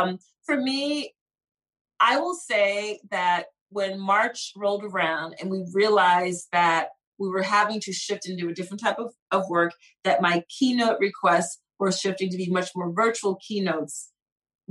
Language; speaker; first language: English; native; English